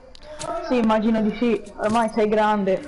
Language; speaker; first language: Italian; native; Italian